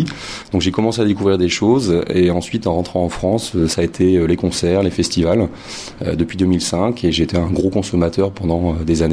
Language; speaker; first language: French; native; French